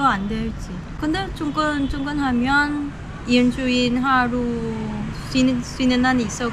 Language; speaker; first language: Korean; non-native, learner; Vietnamese